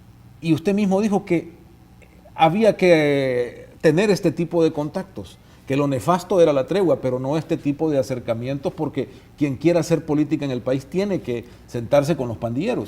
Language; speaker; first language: Spanish; native; Spanish